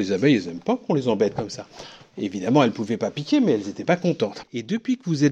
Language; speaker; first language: French; native; French